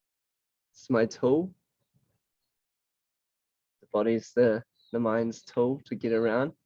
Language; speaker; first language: English; native; English